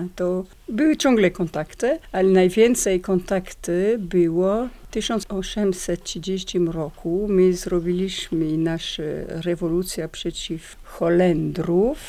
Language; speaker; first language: Polish; non-native, learner; French